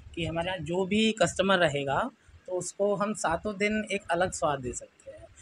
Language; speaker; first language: Hindi; native; Hindi